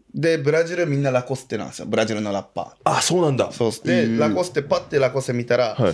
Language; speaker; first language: Japanese; early bilingual, other home language; Portuguese